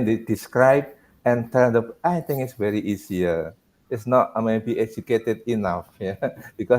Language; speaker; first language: English; non-native, learner; Indonesian